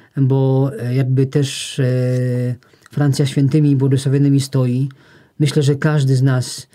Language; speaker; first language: Polish; native; Polish